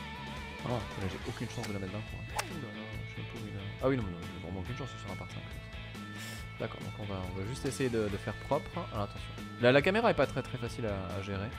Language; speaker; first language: French; native; French